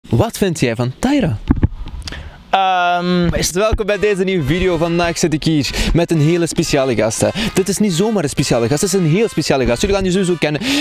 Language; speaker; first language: Dutch; native; Dutch